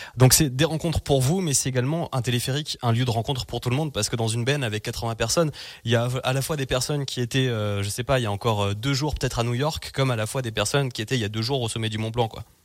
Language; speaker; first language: French; native; French